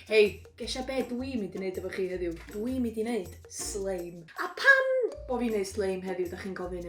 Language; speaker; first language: Welsh; native; Welsh